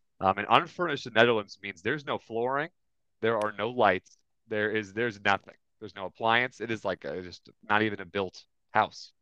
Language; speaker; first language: English; native; English